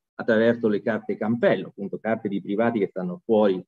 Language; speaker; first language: Italian; native; Italian